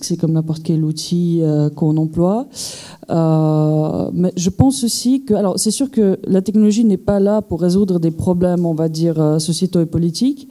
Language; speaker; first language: French; native; French